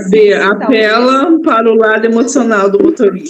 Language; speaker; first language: Portuguese; native; Portuguese